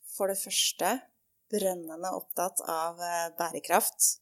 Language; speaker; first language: Norwegian; native; Norwegian